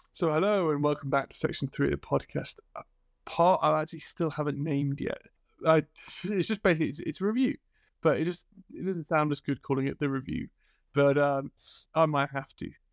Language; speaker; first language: English; native; English